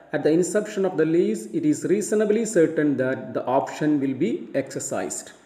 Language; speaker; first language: English; non-native, local second language; Malayalam